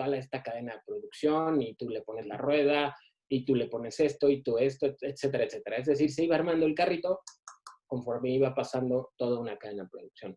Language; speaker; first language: Spanish; native; Spanish